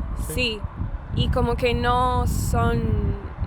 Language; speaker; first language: Spanish; non-native, learner; English